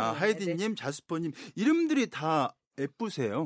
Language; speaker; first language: Korean; native; Korean